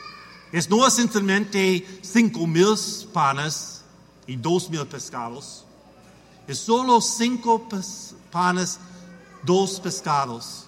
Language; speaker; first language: Spanish; non-native, learner; English